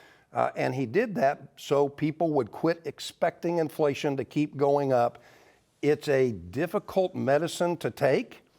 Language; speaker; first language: English; native; English